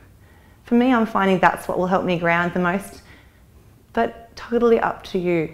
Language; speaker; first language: English; native; English